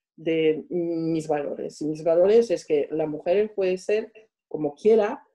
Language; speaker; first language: Spanish; non-native, fluent; French